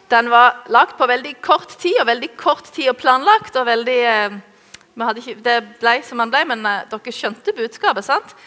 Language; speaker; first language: Norwegian; native; Norwegian